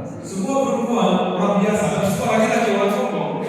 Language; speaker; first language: Indonesian; non-native, fluent; Korean